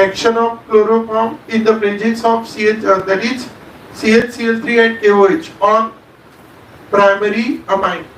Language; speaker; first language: English; non-native, local second language; Marathi